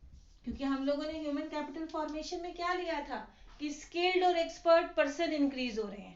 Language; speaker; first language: Hindi; native; Hindi